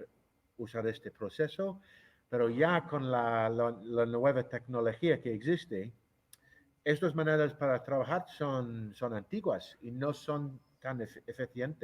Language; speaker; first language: Spanish; non-native, fluent; English